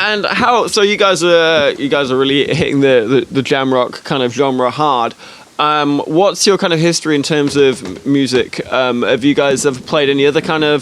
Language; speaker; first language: English; native; English